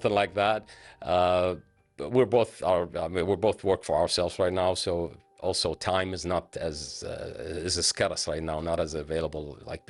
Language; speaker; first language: English; non-native, fluent; Arabic